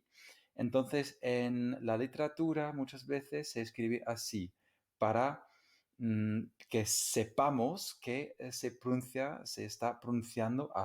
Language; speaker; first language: Spanish; non-native, fluent; English